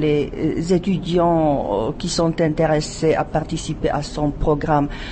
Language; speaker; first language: French; non-native, fluent; Czech